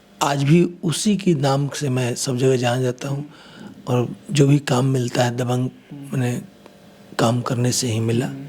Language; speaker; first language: Hindi; non-native, local second language; Bhojpuri